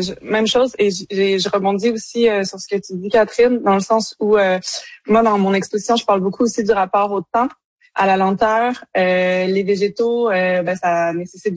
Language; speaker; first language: French; native; French